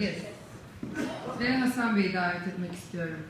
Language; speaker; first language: Turkish; native; Turkish